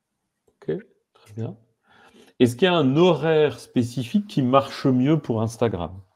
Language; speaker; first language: French; native; French